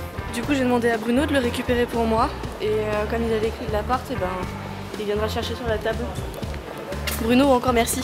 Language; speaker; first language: French; native; French